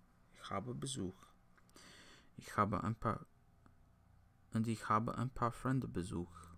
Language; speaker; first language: German; non-native, learner; English